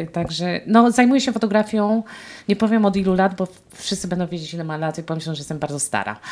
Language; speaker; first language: Polish; native; Polish